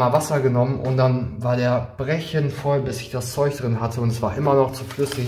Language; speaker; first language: German; native; German